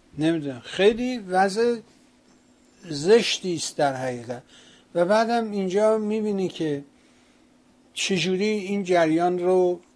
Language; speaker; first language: Persian; native; Persian